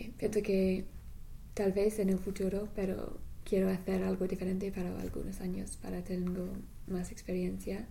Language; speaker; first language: Spanish; non-native, fluent; English